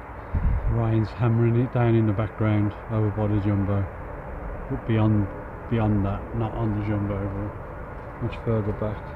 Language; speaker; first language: English; native; English